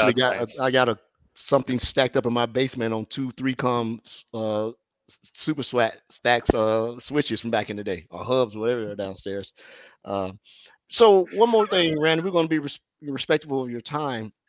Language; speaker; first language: English; native; English